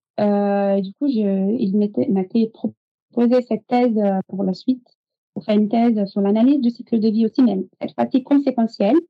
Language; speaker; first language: French; non-native, fluent; Portuguese